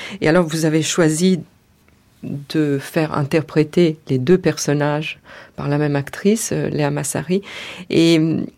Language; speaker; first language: French; native; French